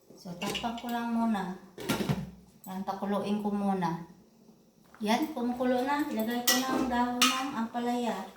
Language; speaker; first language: Filipino; non-native, local second language; Cebuano